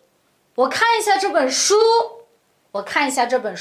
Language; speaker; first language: Chinese; non-native, local second language; Uyghur